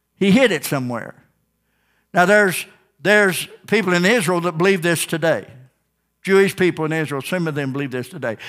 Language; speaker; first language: English; native; English